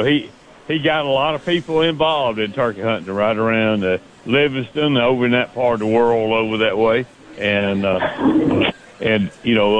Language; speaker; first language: English; native; English